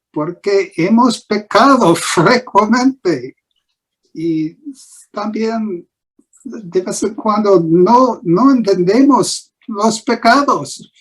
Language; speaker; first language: Spanish; non-native, learner; English